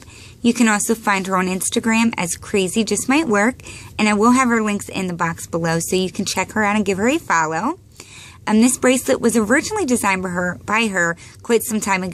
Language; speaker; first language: English; native; English